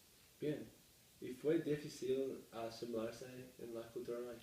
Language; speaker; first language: Spanish; non-native, learner; English